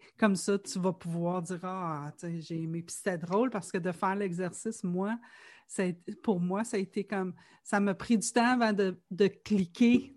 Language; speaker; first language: French; native; French